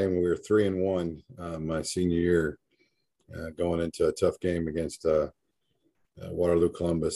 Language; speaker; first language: English; native; English